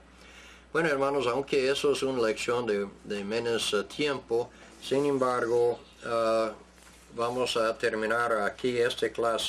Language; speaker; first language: Spanish; non-native, fluent; English